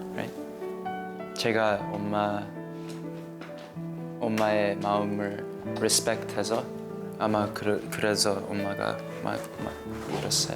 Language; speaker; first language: Korean; early bilingual, heritage; English